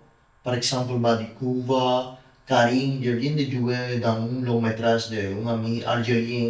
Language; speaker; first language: French; non-native, learner; Spanish